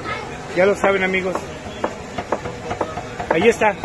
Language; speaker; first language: Spanish; native; Spanish